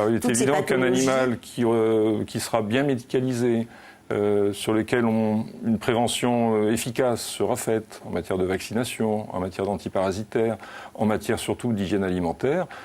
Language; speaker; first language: French; native; French